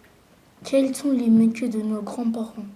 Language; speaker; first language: French; early bilingual, other home language; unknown